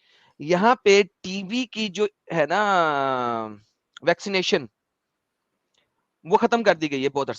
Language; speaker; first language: Hindi; native; Hindi